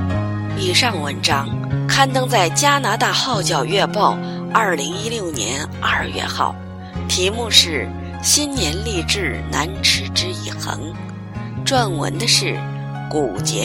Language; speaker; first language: Chinese; native; Chinese